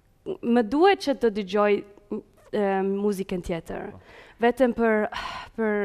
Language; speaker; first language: Albanian; early bilingual, heritage; Spanish